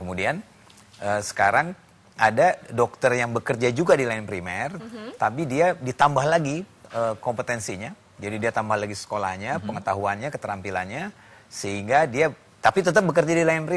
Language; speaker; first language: Indonesian; native; Indonesian